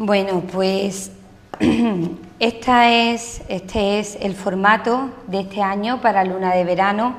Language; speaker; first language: Spanish; native; Spanish